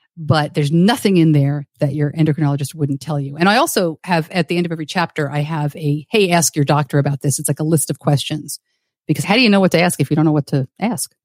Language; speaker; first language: English; native; English